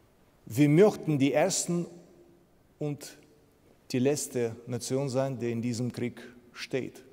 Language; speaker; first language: German; non-native, fluent; Ukrainian